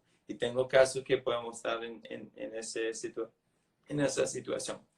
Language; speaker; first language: Spanish; non-native, fluent; English